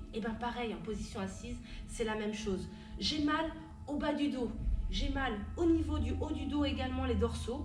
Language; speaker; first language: French; native; French